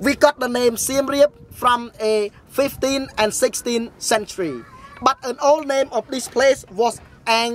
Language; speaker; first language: English; non-native, fluent; Khmer